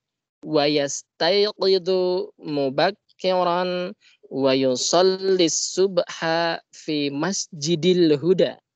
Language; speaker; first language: Arabic; non-native, fluent; Indonesian